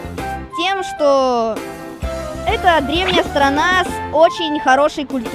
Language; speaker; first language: Russian; native; Russian